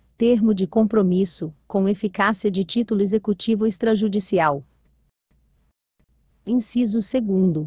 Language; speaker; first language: Portuguese; native; Portuguese